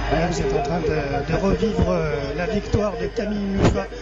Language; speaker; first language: French; native; French